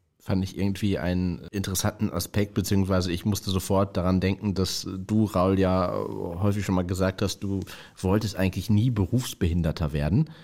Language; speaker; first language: German; native; German